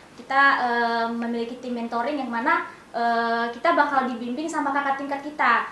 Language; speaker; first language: Indonesian; non-native, local second language; Nias